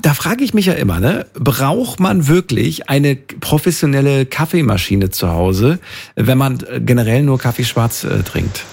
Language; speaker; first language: German; native; German